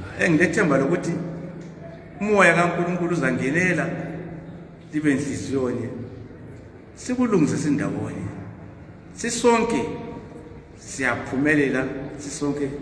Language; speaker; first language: Zulu; native; Zulu